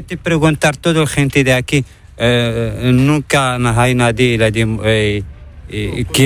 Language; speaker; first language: Spanish; non-native, learner; Arabic